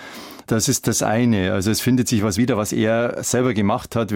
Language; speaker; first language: German; native; German